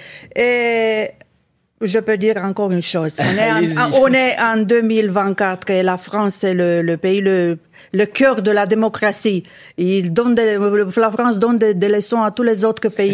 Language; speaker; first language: French; non-native, fluent; Romanian